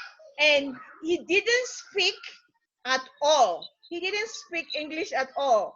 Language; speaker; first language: English; non-native, fluent; Malagasy